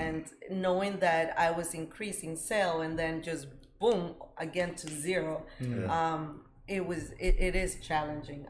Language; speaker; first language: English; early bilingual, other home language; Spanish